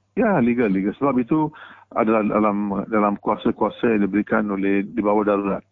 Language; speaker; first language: Malay; non-native, local second language; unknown